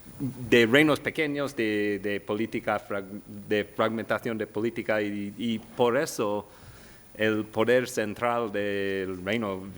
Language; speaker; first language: Spanish; non-native, learner; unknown